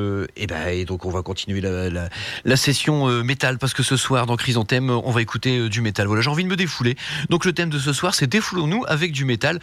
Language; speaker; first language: French; native; French